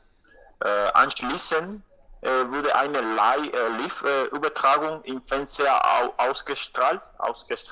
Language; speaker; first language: German; non-native, learner; Spanish